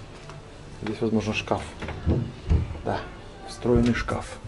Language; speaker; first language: Russian; native; Russian